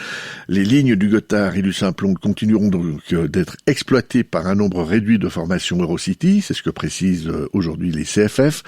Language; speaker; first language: French; native; French